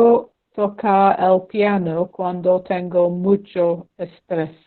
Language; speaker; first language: Spanish; non-native, learner; English